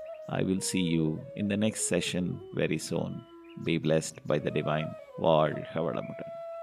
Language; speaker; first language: English; non-native, local second language; Tamil